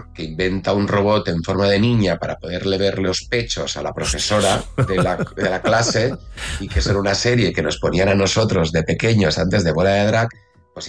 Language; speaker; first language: Spanish; native; Spanish